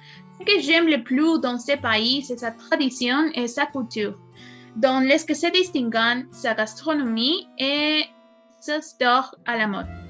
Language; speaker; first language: French; non-native, learner; Spanish